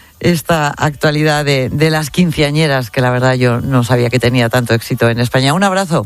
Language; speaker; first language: Spanish; native; Spanish